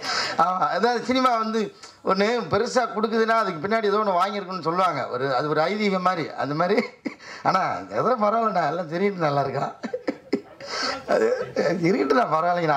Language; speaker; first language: Tamil; native; Tamil